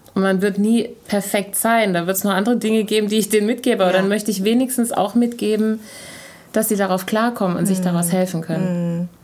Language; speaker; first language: German; native; German